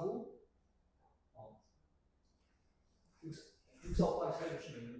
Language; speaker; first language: Korean; native; Korean